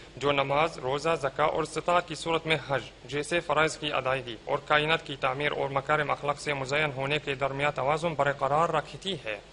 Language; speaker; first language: Urdu; non-native, fluent; Arabic